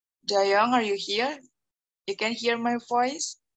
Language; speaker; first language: English; non-native, learner; Indonesian